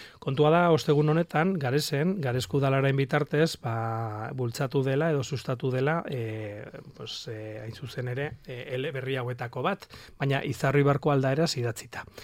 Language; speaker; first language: Basque; non-native, local second language; Spanish